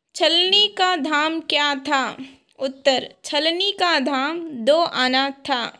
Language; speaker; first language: Hindi; non-native, local second language; Kannada